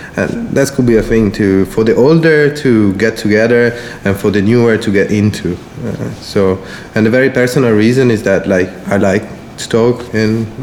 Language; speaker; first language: English; non-native, fluent; Italian